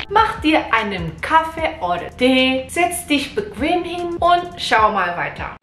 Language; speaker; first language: German; non-native, learner; Portuguese